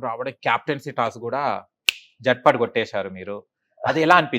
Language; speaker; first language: Telugu; native; Telugu